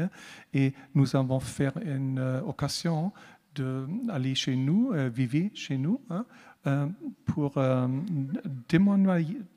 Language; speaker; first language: French; non-native, learner; German